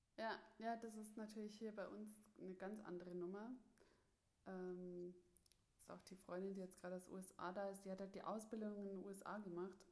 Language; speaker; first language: German; native; German